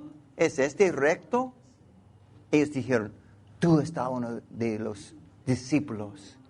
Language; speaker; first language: Spanish; non-native, learner; English